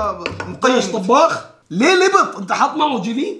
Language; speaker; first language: Arabic; native; Arabic